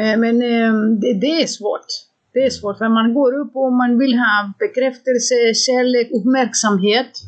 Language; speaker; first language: Swedish; non-native, fluent; Greek